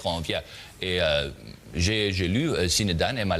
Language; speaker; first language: French; non-native, learner; German